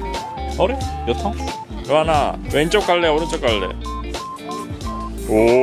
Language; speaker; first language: Korean; native; Korean